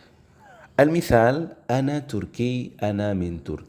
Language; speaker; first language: Arabic; non-native, fluent; Indonesian